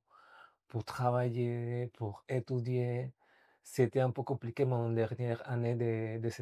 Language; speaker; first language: French; non-native, fluent; Spanish